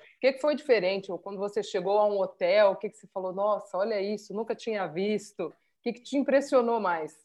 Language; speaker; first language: Portuguese; native; Portuguese